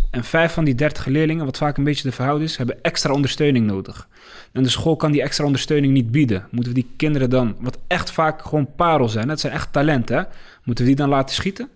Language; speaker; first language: Dutch; early bilingual, other home language; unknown